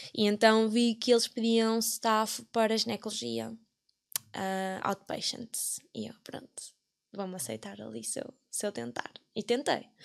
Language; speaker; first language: Portuguese; native; Portuguese